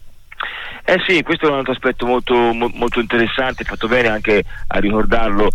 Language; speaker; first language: Italian; native; Italian